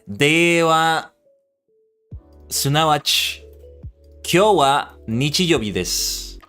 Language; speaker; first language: Japanese; non-native, learner; English